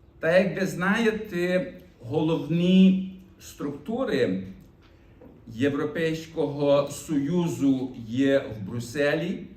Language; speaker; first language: Ukrainian; early bilingual, heritage; Ukrainian